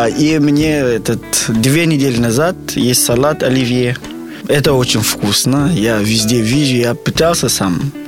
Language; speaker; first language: Russian; non-native, fluent; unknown